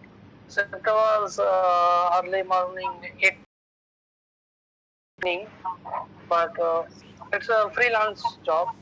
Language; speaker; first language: English; non-native, learner; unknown